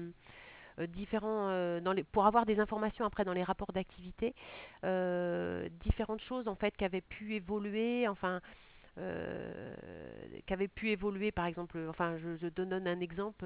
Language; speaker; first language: French; native; French